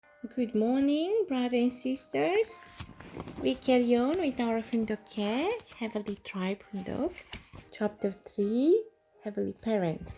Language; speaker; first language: English; non-native, fluent; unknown